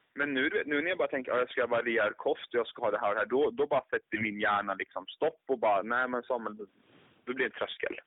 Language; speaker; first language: Swedish; native; Swedish